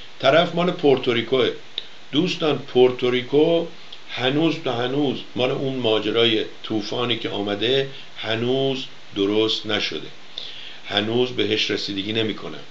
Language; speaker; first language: Persian; native; Persian